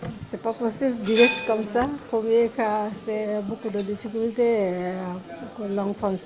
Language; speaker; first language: French; non-native, learner; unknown